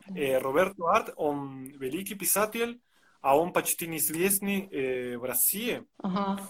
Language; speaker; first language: Russian; non-native, fluent; Spanish